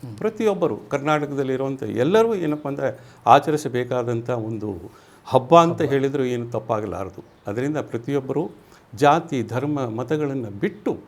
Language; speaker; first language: Kannada; non-native, local second language; Tamil